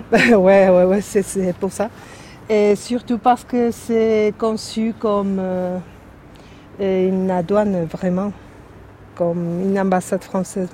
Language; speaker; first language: French; non-native, fluent; Spanish